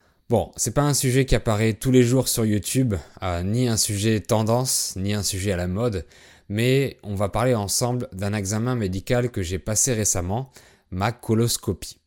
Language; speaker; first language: French; native; French